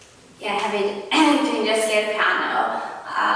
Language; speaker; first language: Welsh; non-native, fluent; English